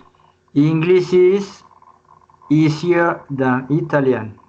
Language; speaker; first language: English; non-native, learner; Spanish